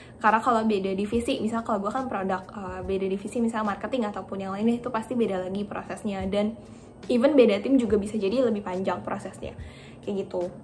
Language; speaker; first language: Indonesian; native; Indonesian